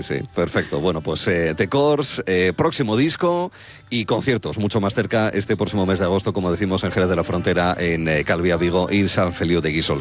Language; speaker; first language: Spanish; native; Spanish